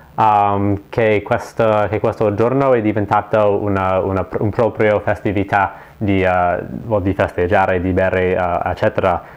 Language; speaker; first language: Italian; non-native, learner; English